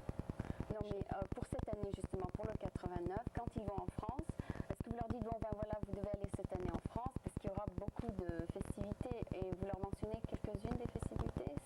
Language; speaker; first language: French; native; French